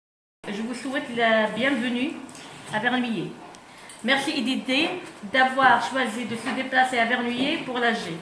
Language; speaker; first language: French; native; French